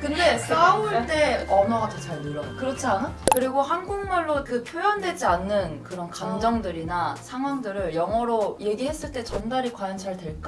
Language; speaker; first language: Korean; native; Korean